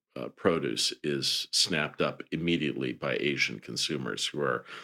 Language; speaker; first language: English; native; English